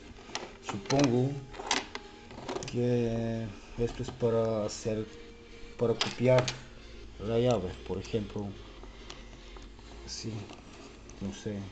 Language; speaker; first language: Spanish; non-native, fluent; Bulgarian